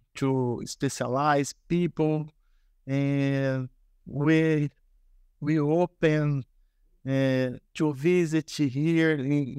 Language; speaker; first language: English; non-native, learner; Portuguese